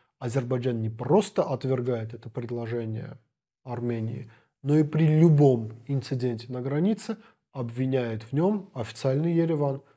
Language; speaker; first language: Russian; non-native, local second language; Armenian